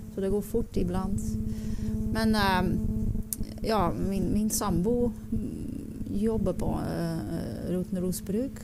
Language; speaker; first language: Swedish; non-native, learner; Dutch